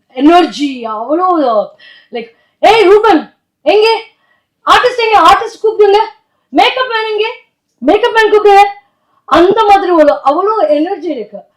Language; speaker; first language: Tamil; non-native, learner; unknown